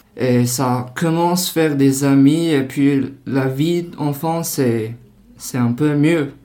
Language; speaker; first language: French; non-native, learner; Chinese